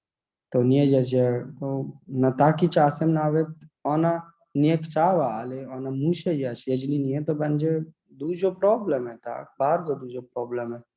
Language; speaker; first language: Polish; non-native, learner; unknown